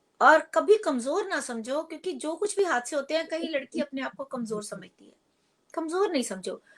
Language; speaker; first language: Hindi; native; Hindi